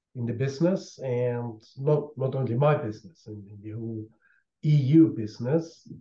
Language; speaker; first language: English; non-native, fluent; German